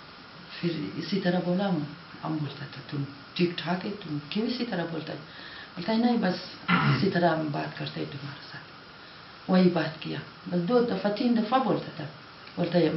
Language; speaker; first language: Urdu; non-native, local second language; Hazaragi